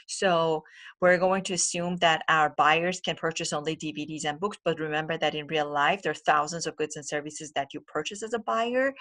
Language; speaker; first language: English; non-native, fluent; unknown